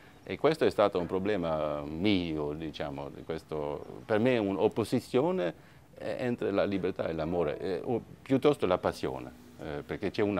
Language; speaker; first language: Italian; non-native, fluent; Swedish